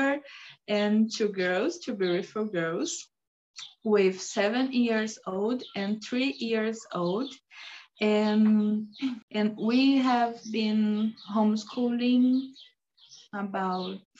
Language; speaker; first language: English; non-native, learner; Portuguese